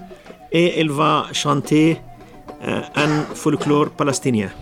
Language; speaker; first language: French; non-native, local second language; Arabic